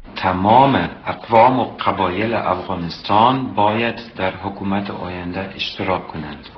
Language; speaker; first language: Persian; non-native, fluent; German